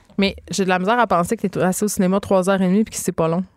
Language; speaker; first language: French; native; French